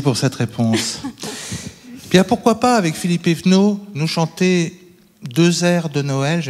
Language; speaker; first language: French; native; French